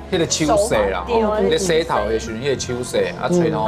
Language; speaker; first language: Chinese; native; Chinese